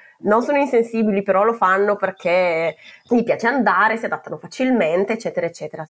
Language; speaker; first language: Italian; native; Italian